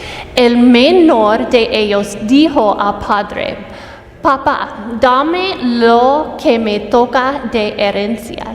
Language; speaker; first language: Spanish; non-native, fluent; English